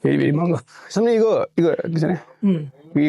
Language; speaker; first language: Korean; non-native, learner; Nepali